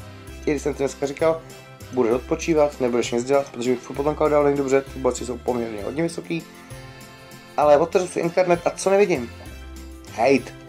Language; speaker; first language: Czech; native; Czech